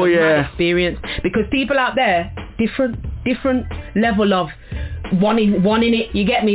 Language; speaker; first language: English; native; English